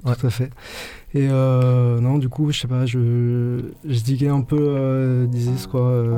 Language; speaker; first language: French; native; French